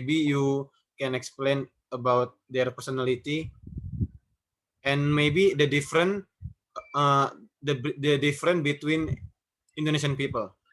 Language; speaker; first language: English; non-native, learner; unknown